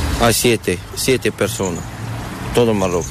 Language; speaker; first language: Spanish; non-native, learner; Arabic